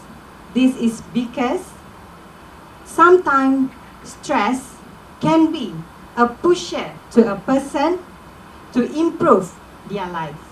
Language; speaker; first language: English; non-native, local second language; Malay